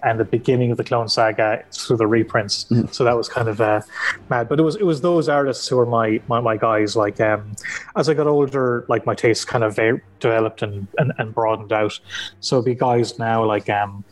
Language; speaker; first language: English; native; English